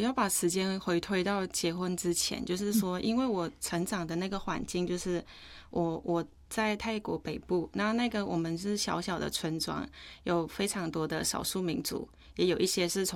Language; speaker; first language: Chinese; non-native, fluent; Akha